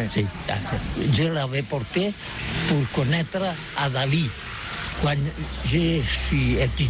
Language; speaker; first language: French; non-native, learner; Catalan